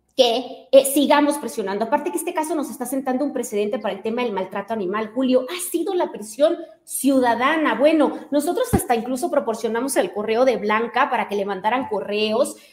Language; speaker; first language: Spanish; native; Spanish